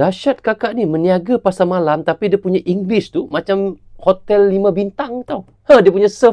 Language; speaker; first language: Malay; native; Malay